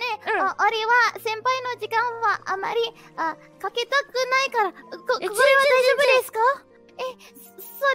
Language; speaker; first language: Japanese; non-native, learner; Indonesian